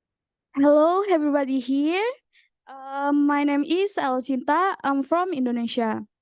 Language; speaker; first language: English; non-native, learner; Indonesian